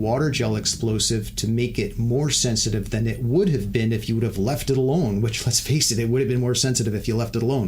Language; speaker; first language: English; native; English